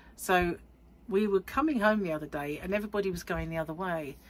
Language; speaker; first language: English; native; English